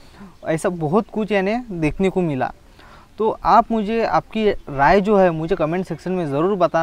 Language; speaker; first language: Hindi; non-native, local second language; Marathi